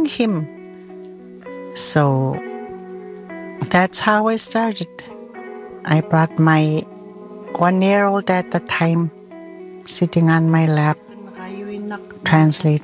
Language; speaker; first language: English; non-native, local second language; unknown